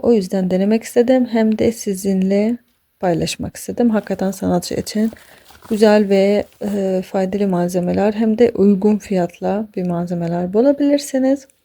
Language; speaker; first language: Turkish; non-native, fluent; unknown